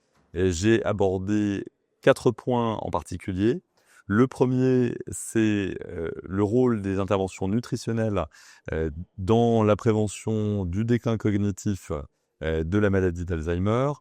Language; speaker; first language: French; native; French